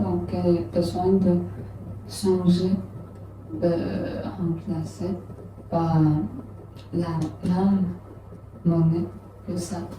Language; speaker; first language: French; non-native, learner; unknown